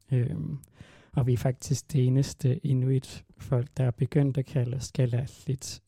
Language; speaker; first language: Danish; non-native, local second language; Kalaallisut